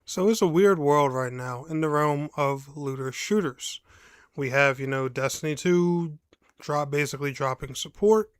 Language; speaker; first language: English; native; English